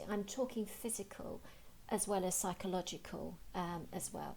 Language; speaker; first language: English; native; English